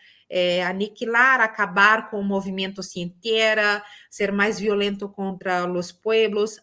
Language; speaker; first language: Spanish; non-native, fluent; Portuguese